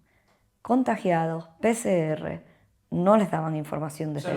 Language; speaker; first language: Spanish; native; Spanish